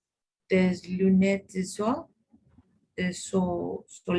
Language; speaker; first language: French; non-native, learner; Spanish